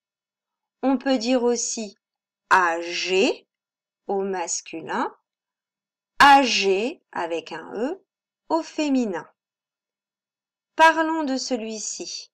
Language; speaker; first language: French; native; French